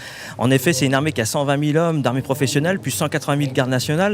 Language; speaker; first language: French; native; French